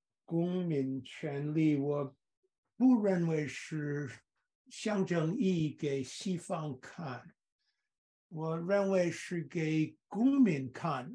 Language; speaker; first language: Chinese; non-native, fluent; English